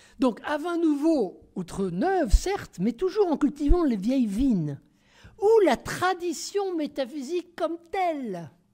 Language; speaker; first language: French; native; French